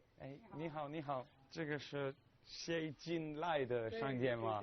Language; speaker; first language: Chinese; non-native, learner; English